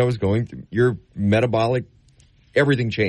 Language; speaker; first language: English; native; English